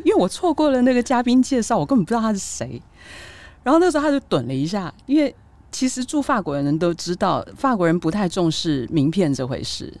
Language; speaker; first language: Chinese; native; Chinese